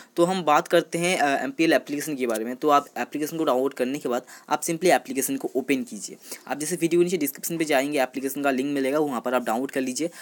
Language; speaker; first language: Hindi; non-native, local second language; Bangla